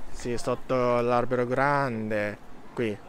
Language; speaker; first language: Italian; non-native, learner; Japanese